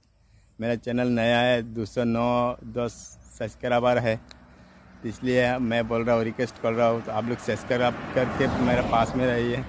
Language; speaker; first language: Hindi; non-native, local second language; Bangla